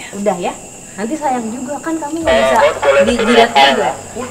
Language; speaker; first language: Indonesian; native; Indonesian